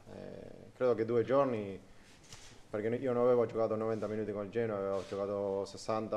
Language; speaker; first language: Italian; non-native, fluent; Spanish